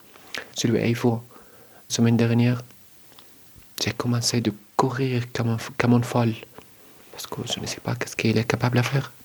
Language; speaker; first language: French; non-native, learner; Arabic